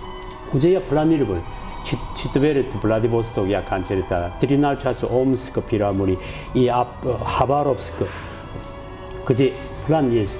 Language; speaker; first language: Russian; non-native, learner; Korean